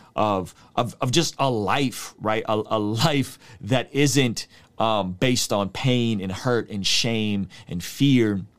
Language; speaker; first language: English; early bilingual, other home language; Russian